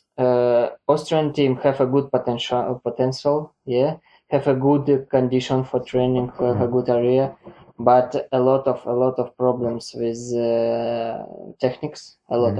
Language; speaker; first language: English; non-native, learner; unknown